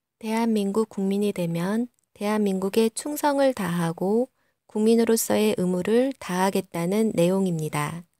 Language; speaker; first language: Korean; non-native, learner; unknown